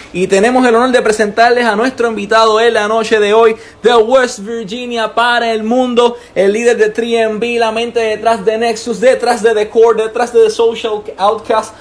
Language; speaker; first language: Spanish; native; Spanish